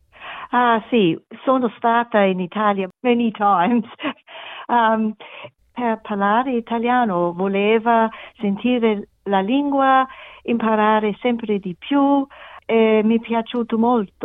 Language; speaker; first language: Italian; non-native, learner; German